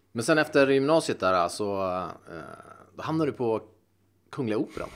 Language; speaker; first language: Swedish; native; Swedish